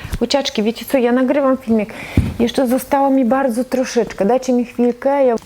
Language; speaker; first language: Polish; non-native, fluent; Russian